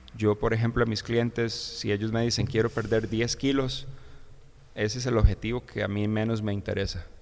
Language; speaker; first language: Spanish; native; Spanish